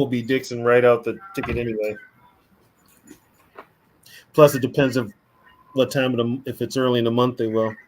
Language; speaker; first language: English; native; English